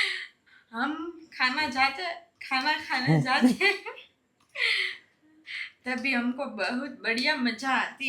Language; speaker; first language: Hindi; non-native, local second language; Gujarati